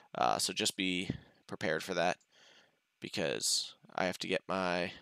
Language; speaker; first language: English; native; English